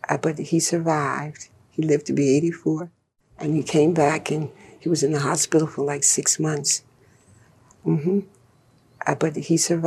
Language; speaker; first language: English; native; English